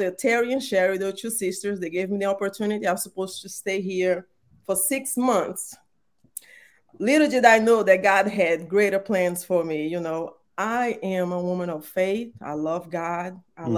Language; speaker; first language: English; non-native, fluent; Portuguese